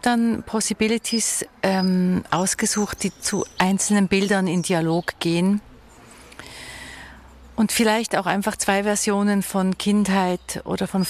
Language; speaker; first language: German; native; German